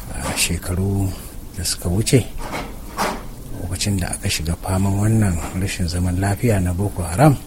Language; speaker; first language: Hausa; native; Hausa